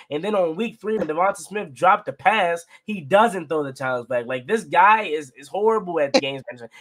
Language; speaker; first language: English; native; English